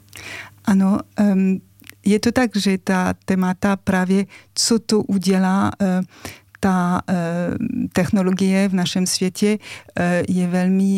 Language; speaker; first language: Czech; non-native, fluent; French